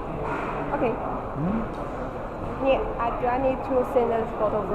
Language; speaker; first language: English; non-native, learner; Chinese